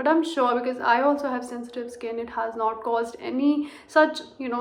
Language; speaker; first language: English; non-native, local second language; Hindi